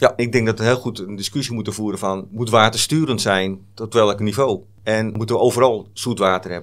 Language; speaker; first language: Dutch; native; Dutch